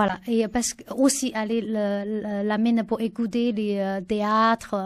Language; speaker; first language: French; non-native, learner; Chinese